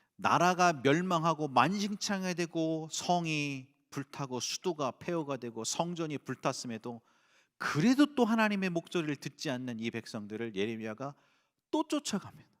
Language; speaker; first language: Korean; native; Korean